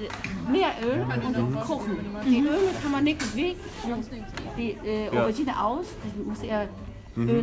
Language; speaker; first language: German; non-native, learner; Chinese